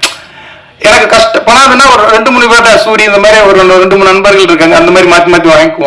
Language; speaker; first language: Tamil; native; Tamil